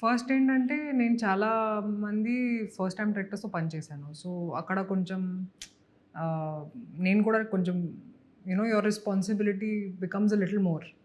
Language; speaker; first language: Telugu; non-native, local second language; Hindi